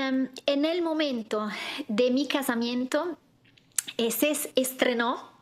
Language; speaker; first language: Spanish; non-native, learner; Italian